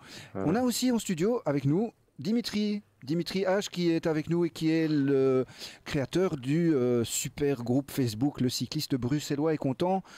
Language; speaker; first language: French; native; French